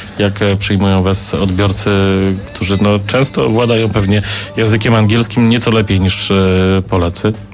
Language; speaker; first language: Polish; native; Polish